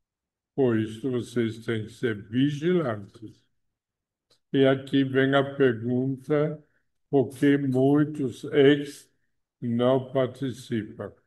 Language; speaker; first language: Portuguese; non-native, fluent; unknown